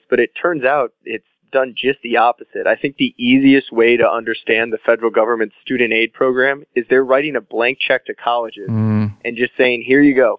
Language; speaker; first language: English; native; English